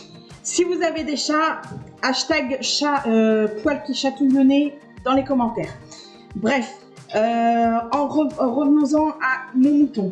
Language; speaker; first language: French; native; French